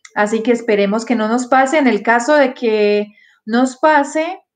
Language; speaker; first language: Spanish; non-native, fluent; French